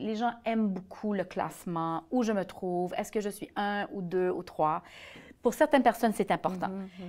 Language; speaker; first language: French; early bilingual, other home language; Polish